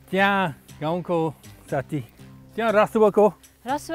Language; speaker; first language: Nepali; non-native, learner; English